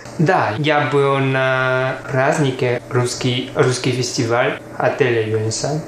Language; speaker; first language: Russian; non-native, learner; Chinese